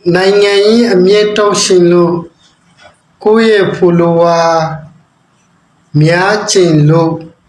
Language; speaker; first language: Burmese; non-native, local second language; Rohingya